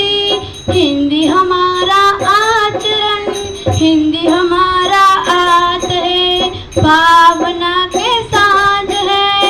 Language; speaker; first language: Hindi; non-native, local second language; Gujarati